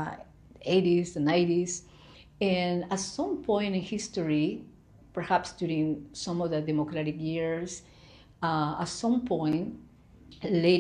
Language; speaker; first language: English; non-native, fluent; Spanish